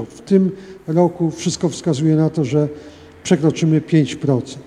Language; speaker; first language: Polish; native; Polish